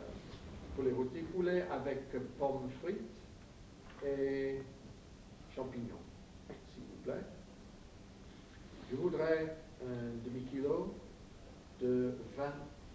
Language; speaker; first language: French; non-native, fluent; English